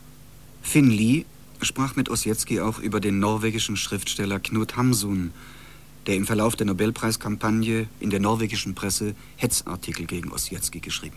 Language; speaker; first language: German; native; German